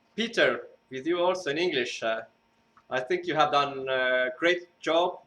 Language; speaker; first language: English; non-native, fluent; Estonian